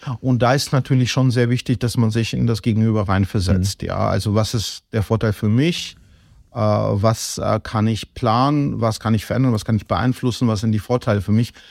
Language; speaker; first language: German; non-native, fluent; Georgian